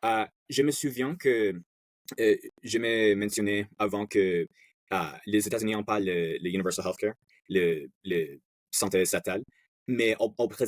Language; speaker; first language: French; non-native, learner; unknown